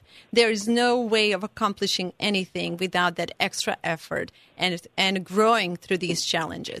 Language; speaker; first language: English; non-native, fluent; Serbian